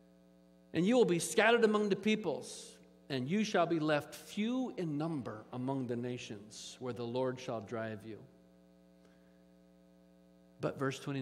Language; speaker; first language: English; native; English